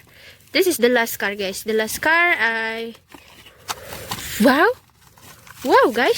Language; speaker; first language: English; non-native, learner; Indonesian